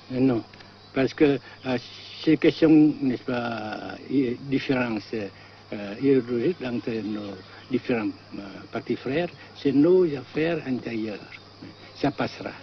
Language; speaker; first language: French; non-native, local second language; Vietnamese